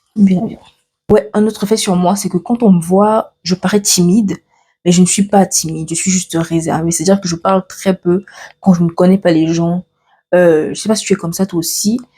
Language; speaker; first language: French; early bilingual, other home language; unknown